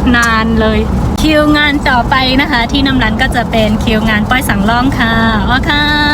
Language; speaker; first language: Thai; non-native, local second language; Shan